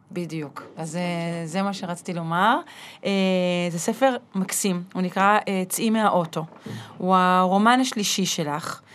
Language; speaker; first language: Hebrew; native; Hebrew